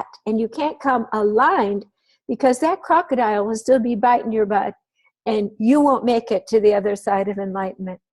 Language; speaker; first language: English; native; English